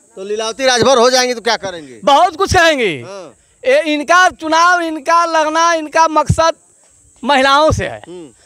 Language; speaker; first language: Hindi; native; Hindi